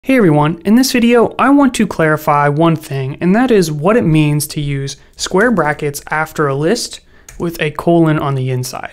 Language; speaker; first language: English; native; English